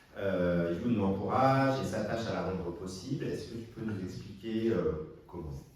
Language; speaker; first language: French; native; French